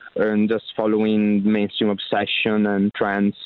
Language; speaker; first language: English; non-native, fluent; Italian